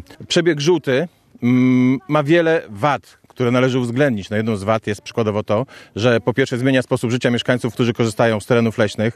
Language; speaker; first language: Polish; native; Polish